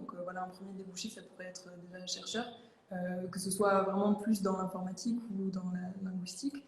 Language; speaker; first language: French; native; French